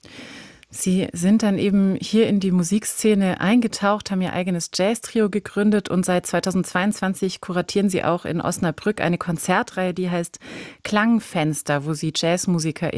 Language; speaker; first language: German; native; German